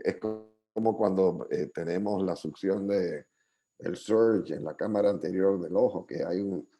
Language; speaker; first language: Spanish; native; Spanish